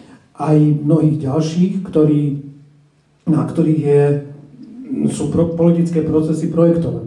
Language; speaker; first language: Slovak; native; Slovak